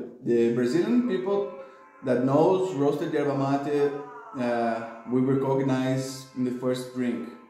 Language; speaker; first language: English; non-native, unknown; Portuguese